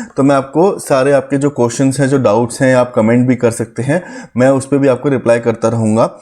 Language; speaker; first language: Hindi; native; Hindi